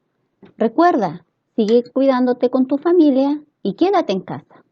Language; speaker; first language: Spanish; native; Spanish